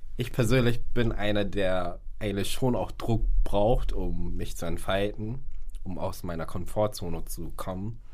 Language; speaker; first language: German; early bilingual, other home language; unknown